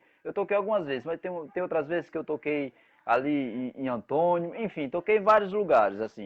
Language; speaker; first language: Portuguese; native; Portuguese